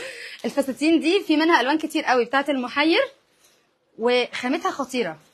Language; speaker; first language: Arabic; native; Arabic